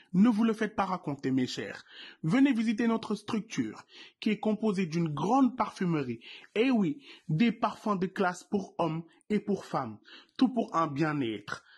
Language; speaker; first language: French; non-native, local second language; Wolof